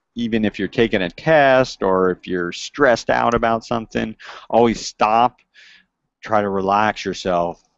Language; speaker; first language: English; native; English